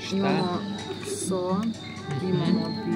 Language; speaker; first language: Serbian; non-native, learner; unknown